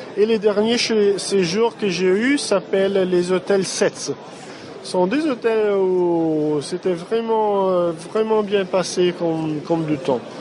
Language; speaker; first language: French; non-native, fluent; Italian